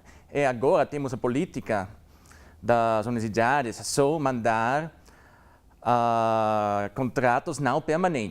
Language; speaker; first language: Portuguese; non-native, learner; German